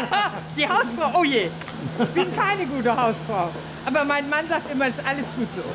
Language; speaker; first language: German; native; German